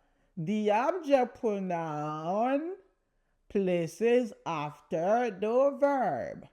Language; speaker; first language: English; non-native, learner; Haitian Creole